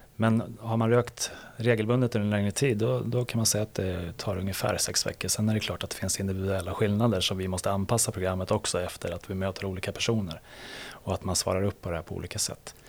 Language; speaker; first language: Swedish; native; Swedish